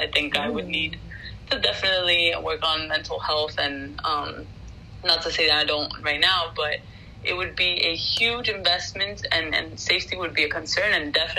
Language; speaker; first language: English; non-native, fluent; Spanish